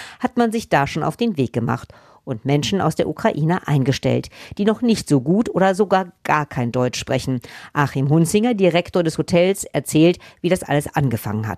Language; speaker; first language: German; native; German